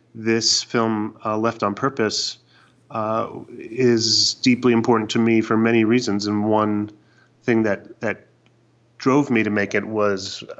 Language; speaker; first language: English; native; English